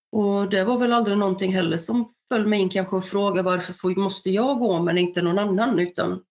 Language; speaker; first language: Swedish; early bilingual, other home language; Bosnian